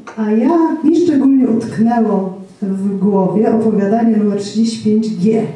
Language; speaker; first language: Polish; native; Polish